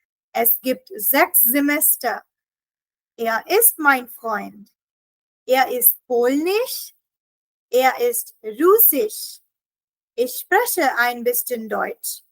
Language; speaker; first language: German; non-native, fluent; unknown